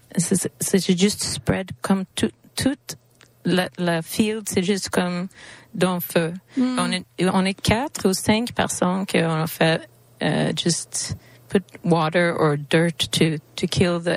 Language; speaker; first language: French; non-native, learner; Swedish